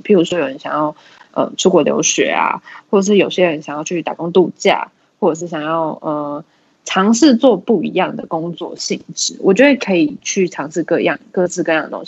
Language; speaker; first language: Chinese; native; Chinese